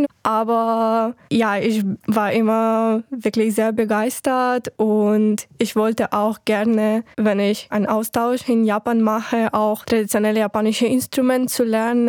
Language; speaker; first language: German; non-native, fluent; Ukrainian